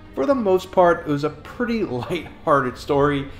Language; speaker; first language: English; native; English